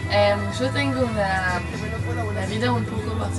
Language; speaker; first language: Spanish; non-native, learner; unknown